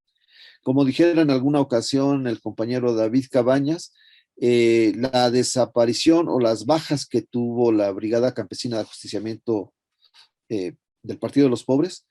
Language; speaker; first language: Spanish; native; Spanish